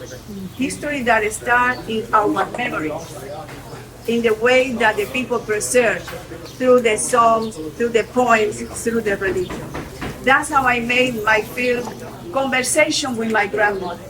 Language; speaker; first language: English; non-native, fluent; Spanish